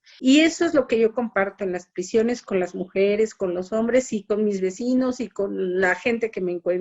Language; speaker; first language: Spanish; native; Spanish